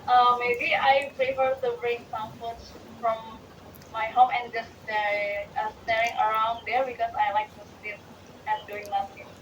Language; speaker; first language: English; non-native, learner; Indonesian